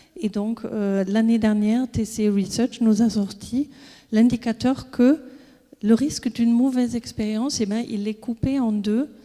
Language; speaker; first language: French; non-native, fluent; German